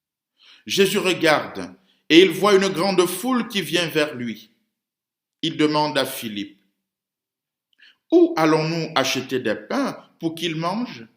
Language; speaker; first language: French; native; French